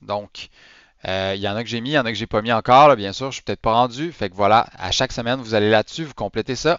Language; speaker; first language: French; native; French